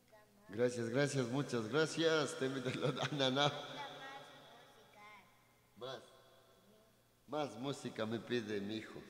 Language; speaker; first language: Spanish; native; Spanish